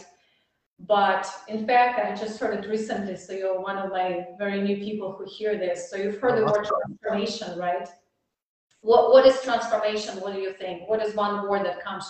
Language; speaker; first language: English; non-native, fluent; Russian